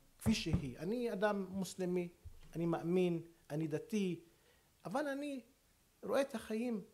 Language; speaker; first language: Hebrew; non-native, local second language; Arabic